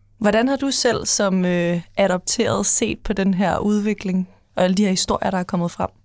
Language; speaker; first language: Danish; native; Danish